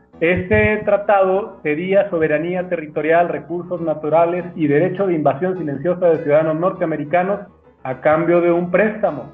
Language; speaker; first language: Spanish; native; Spanish